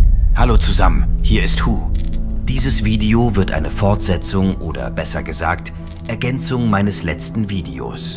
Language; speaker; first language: German; native; German